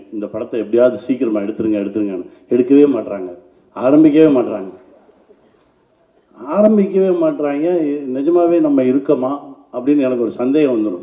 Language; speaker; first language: Tamil; native; Tamil